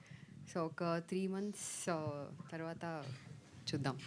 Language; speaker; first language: Telugu; non-native, fluent; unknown